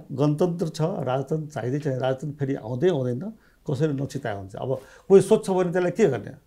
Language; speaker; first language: Nepali; non-native, local second language; Maithili